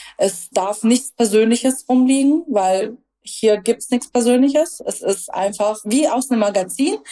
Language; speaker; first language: German; early bilingual, other home language; Russian